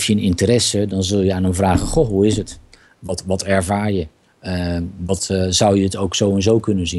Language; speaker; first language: Dutch; native; Dutch